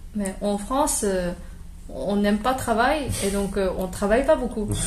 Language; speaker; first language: French; non-native, fluent; Japanese